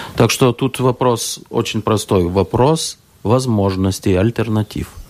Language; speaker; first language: Russian; non-native, local second language; Lithuanian